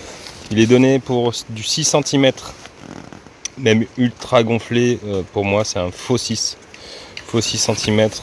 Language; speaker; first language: French; native; French